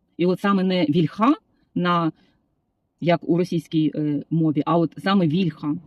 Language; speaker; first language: Ukrainian; non-native, local second language; Russian